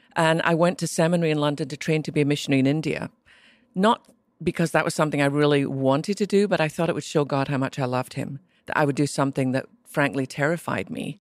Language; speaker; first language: English; native; English